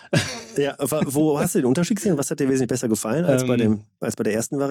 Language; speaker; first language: German; native; German